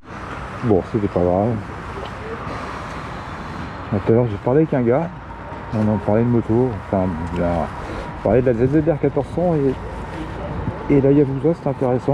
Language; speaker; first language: French; native; French